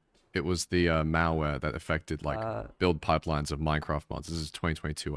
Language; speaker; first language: English; native; English